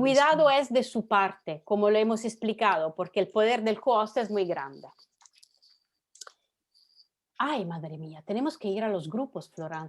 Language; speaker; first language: Spanish; non-native, fluent; Italian